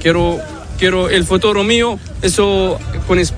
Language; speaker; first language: Spanish; non-native, learner; Arabic